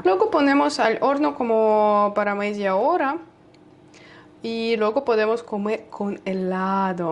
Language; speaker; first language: Spanish; non-native, learner; Russian